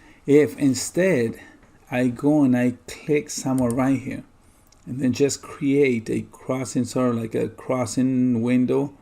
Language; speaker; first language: English; native; English